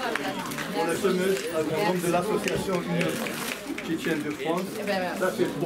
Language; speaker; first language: French; non-native, fluent; Chechen